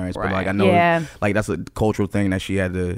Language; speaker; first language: English; native; English